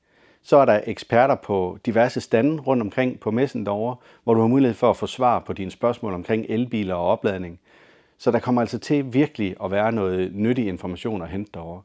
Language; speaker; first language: Danish; native; Danish